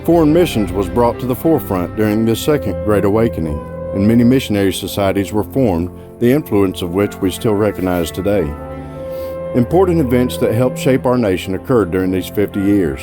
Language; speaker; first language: English; native; English